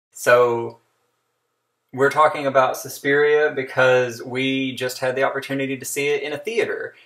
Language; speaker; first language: English; native; English